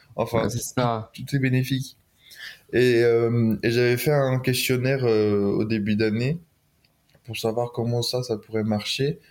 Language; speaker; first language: French; native; French